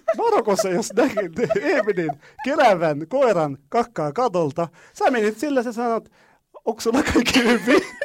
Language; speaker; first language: Finnish; non-native, learner; Arabic